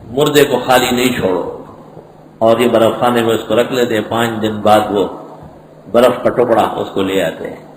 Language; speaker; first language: Urdu; non-native, local second language; Pashto